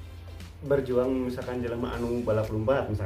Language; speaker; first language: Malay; non-native, local second language; Sundanese